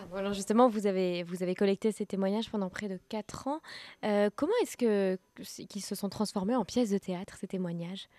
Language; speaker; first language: French; native; French